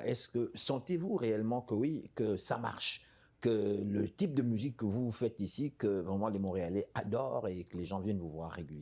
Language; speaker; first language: French; native; French